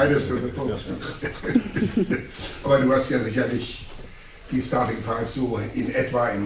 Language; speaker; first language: German; native; German